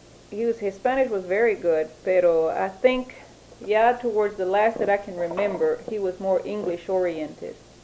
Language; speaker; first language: English; early bilingual, other home language; Spanish